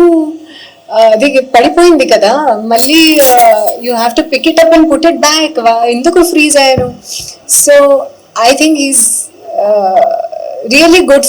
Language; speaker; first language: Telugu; non-native, learner; Hindi